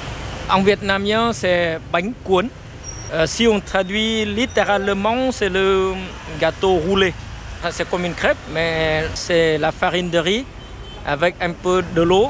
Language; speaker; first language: French; non-native, fluent; Vietnamese